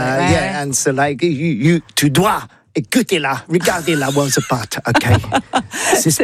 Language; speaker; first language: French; non-native, learner; English